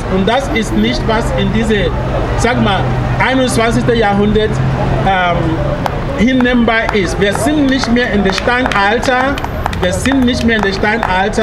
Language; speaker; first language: German; non-native, fluent; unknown